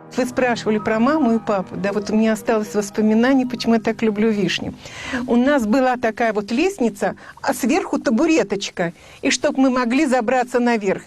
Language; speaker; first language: Russian; native; Russian